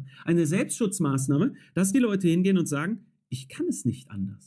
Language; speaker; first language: German; native; German